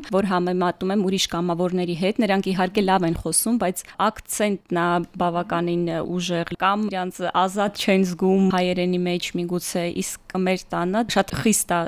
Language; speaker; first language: Armenian; early bilingual, heritage; Armenian